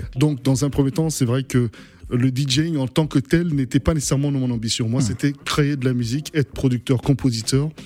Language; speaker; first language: French; native; French